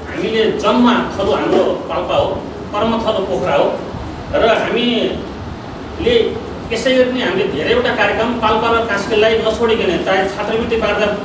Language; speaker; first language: Nepali; native; Nepali